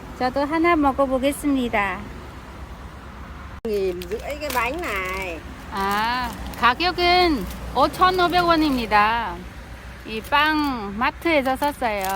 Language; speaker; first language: Korean; non-native, learner; Vietnamese